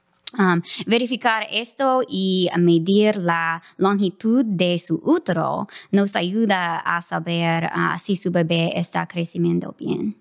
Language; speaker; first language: Spanish; non-native, fluent; English